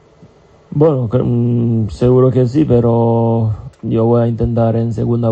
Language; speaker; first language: Spanish; non-native, fluent; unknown